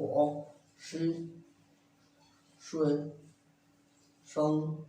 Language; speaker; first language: Chinese; non-native, learner; Bangla